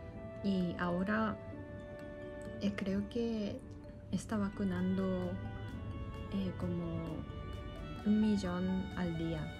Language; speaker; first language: Spanish; non-native, fluent; Japanese